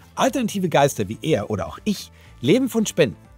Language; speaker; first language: German; native; German